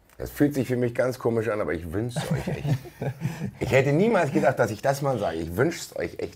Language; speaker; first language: German; native; German